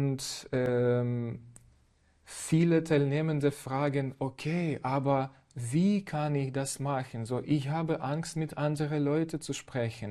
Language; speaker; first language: German; non-native, fluent; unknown